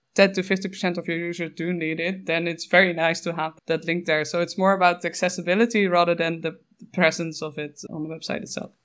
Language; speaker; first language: English; non-native, fluent; Dutch